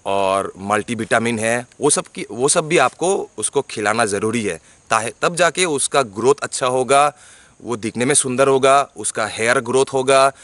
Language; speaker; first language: Hindi; non-native, local second language; Bangla